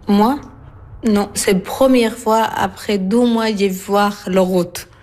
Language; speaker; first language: French; non-native, learner; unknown